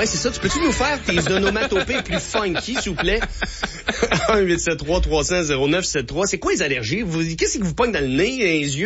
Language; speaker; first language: French; native; French